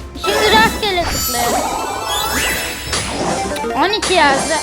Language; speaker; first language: Turkish; native; Turkish